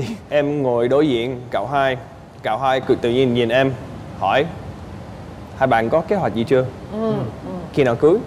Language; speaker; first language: Vietnamese; non-native, fluent; English